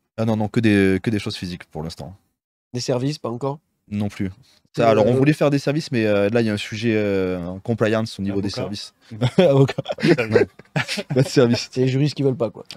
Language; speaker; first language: French; native; French